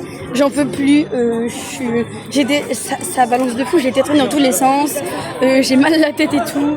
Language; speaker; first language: French; native; French